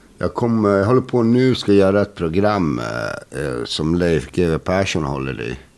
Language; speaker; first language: Swedish; early bilingual, other home language; Bosnian